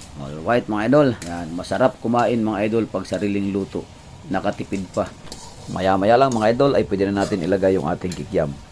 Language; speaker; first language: Filipino; non-native, local second language; Cebuano